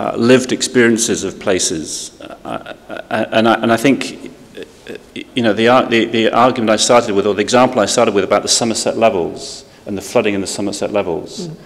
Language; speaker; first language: English; native; English